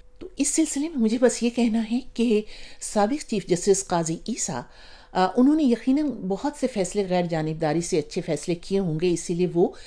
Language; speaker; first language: Urdu; native; Urdu